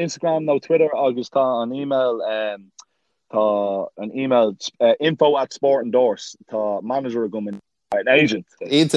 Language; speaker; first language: Irish; non-native, local second language; English